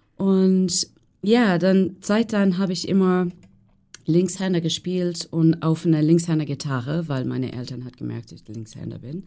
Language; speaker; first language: German; non-native, fluent; English